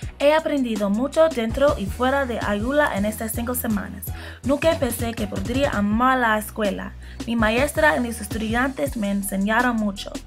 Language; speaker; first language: Spanish; non-native, learner; English